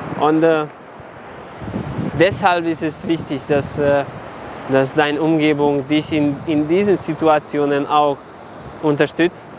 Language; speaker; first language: German; non-native, fluent; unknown